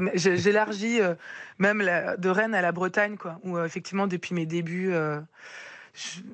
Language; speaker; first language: French; native; French